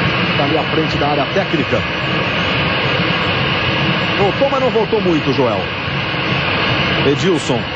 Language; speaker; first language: Portuguese; native; Portuguese